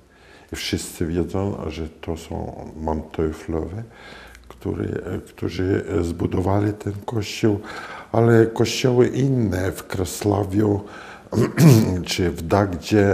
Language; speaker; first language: Polish; non-native, fluent; Latvian